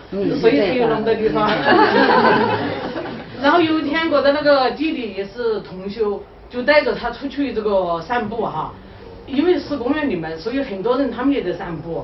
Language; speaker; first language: Chinese; native; Chinese